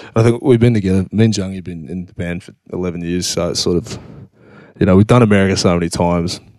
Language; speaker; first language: English; native; English